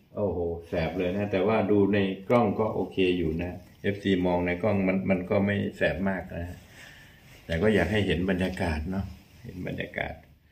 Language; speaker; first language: Thai; native; Thai